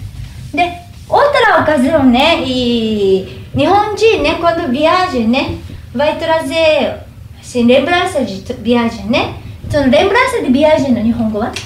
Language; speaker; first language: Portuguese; non-native, learner; Japanese